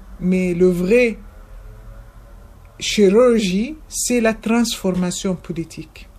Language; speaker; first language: French; non-native, fluent; Arabic